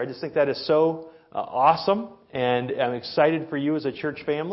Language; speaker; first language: English; native; English